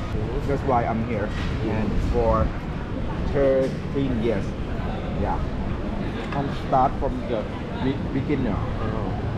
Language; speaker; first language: English; non-native, fluent; Thai